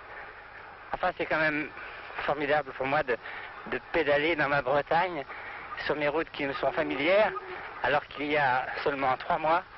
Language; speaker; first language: French; native; French